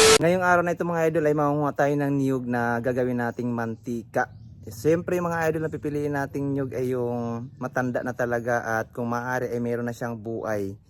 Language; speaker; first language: Filipino; non-native, local second language; Cebuano